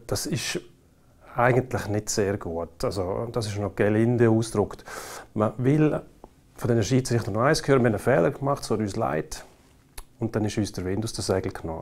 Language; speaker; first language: German; native; German